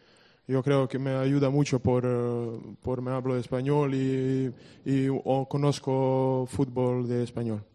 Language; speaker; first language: Spanish; non-native, learner; Serbian